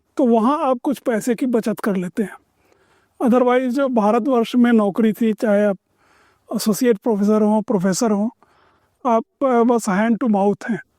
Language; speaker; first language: Hindi; native; Hindi